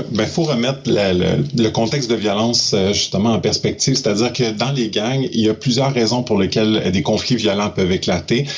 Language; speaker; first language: French; native; French